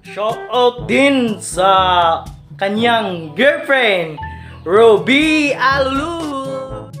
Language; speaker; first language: Filipino; non-native, local second language; Cebuano